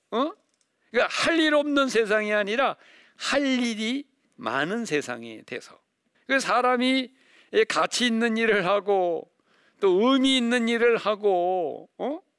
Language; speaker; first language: Korean; native; Korean